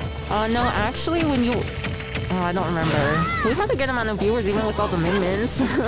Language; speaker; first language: English; native; English